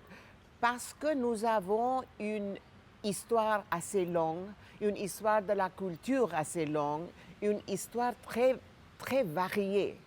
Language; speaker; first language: French; non-native, fluent; Gujarati